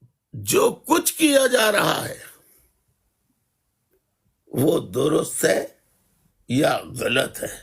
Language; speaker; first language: Urdu; native; Urdu